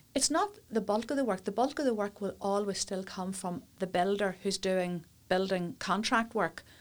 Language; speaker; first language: English; native; English